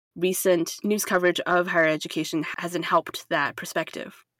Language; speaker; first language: English; non-native, fluent; Chinese